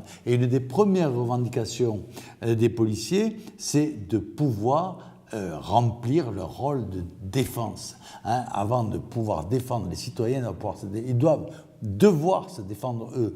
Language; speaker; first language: French; native; French